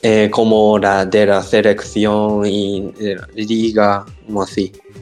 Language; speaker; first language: Spanish; non-native, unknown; Japanese